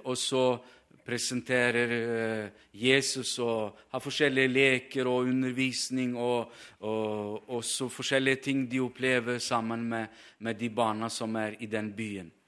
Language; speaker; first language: Norwegian; non-native, fluent; Ukrainian